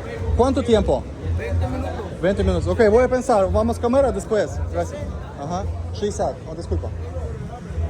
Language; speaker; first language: Spanish; non-native, learner; Russian